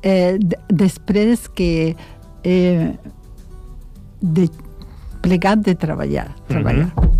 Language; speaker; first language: Catalan; non-native, learner; Spanish